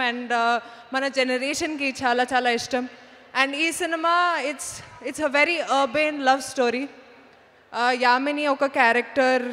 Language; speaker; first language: Telugu; non-native, local second language; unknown